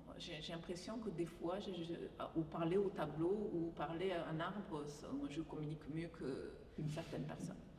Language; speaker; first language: French; non-native, fluent; Japanese